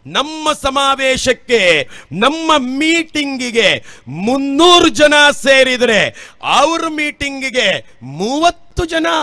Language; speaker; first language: Kannada; native; Kannada